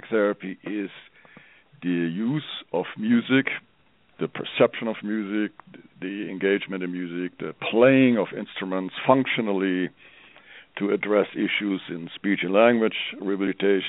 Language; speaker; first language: English; non-native, fluent; German